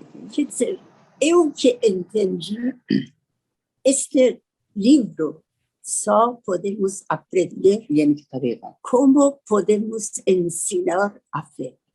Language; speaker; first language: Portuguese; non-native, learner; Persian